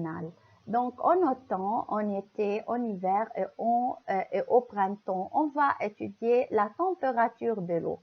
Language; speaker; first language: French; non-native, local second language; Arabic